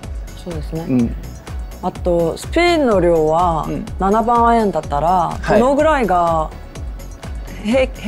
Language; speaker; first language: Japanese; non-native, fluent; Korean